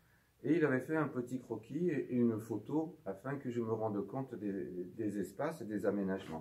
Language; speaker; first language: French; native; French